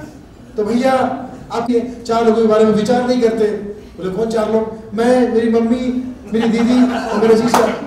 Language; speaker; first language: Hindi; native; Hindi